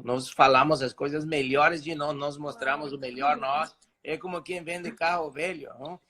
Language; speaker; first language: Portuguese; non-native, fluent; Spanish